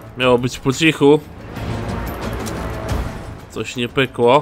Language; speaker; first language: Polish; native; Polish